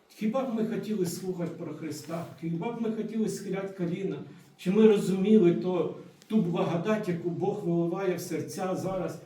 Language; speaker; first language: Ukrainian; non-native, local second language; Russian